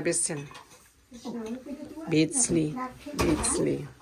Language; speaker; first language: German; non-native, learner; Thai